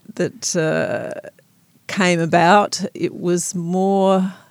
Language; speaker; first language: English; native; English